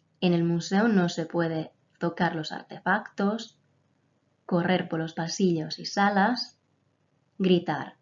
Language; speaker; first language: Spanish; non-native, fluent; Croatian